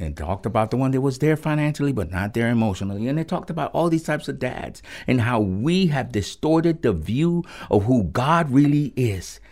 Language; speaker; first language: English; early bilingual, other home language; Spanish